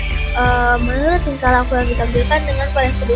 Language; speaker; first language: Indonesian; native; Indonesian